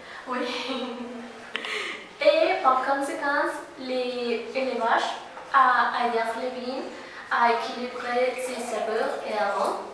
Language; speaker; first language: French; non-native, learner; Spanish